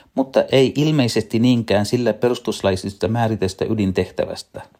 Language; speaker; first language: Finnish; non-native, fluent; Sinhala